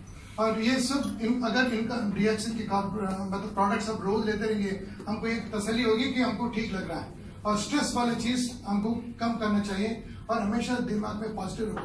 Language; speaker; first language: Hindi; native; Hindi